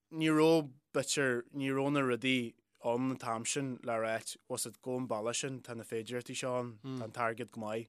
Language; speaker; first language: Irish; native; Irish